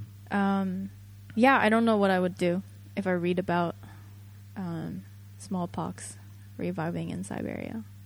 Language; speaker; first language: English; non-native, fluent; Japanese